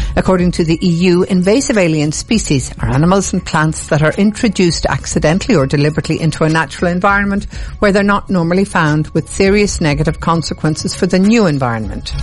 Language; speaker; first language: English; native; English